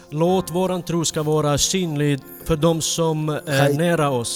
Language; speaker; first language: Swedish; non-native, fluent; Ukrainian